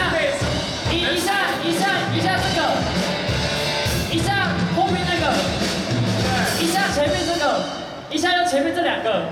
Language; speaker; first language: Chinese; native; Chinese